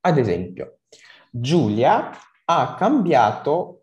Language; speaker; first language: Italian; non-native, fluent; Ukrainian